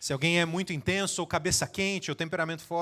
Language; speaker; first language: Portuguese; native; Portuguese